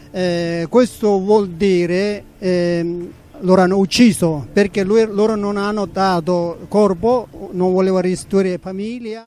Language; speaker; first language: Italian; non-native, learner; Tibetan